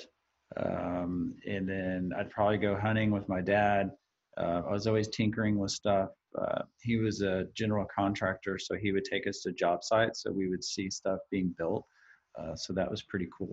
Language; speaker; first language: English; native; English